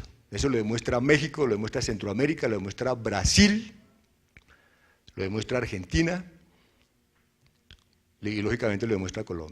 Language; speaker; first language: Spanish; native; Spanish